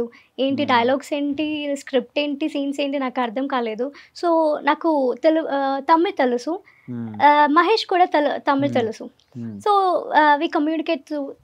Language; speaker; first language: Telugu; non-native, learner; Malayalam